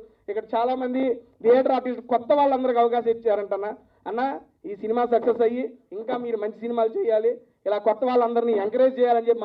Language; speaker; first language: Telugu; native; Telugu